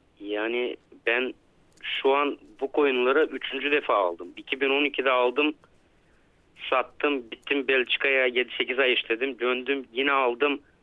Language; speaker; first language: Turkish; native; Turkish